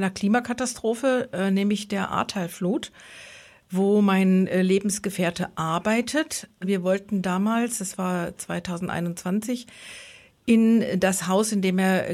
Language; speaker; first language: German; native; German